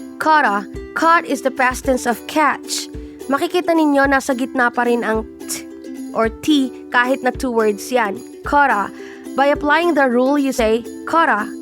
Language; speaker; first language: Filipino; native; Filipino